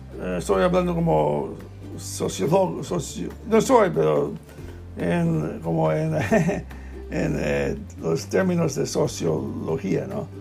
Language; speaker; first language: Spanish; non-native, learner; English